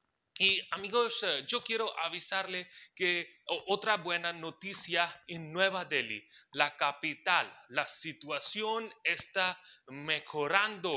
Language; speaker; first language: Spanish; non-native, fluent; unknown